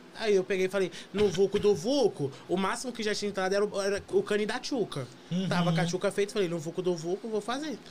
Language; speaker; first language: Portuguese; native; Portuguese